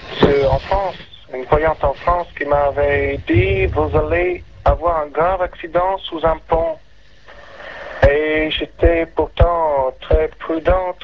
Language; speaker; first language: French; non-native, learner; English